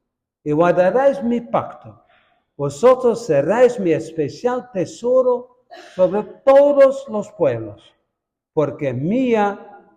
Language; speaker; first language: Spanish; non-native, fluent; Dutch